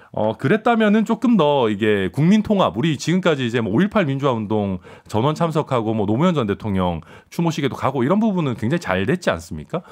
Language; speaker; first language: Korean; native; Korean